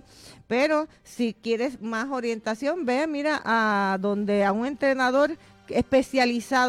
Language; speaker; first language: Spanish; native; Spanish